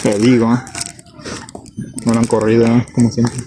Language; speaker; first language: Spanish; native; Spanish